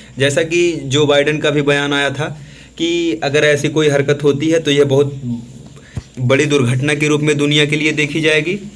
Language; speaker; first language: Hindi; native; Hindi